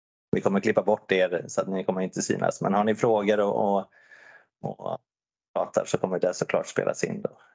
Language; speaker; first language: Swedish; native; Swedish